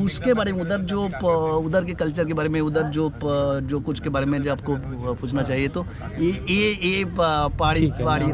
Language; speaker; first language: Hindi; non-native, local second language; Bangla